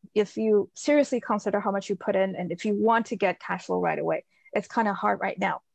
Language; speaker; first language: English; early bilingual, other home language; Chinese